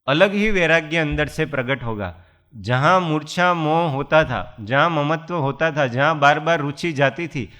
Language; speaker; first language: Hindi; non-native, local second language; Gujarati